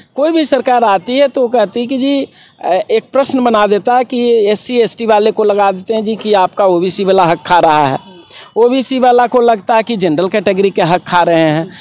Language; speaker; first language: Hindi; native; Hindi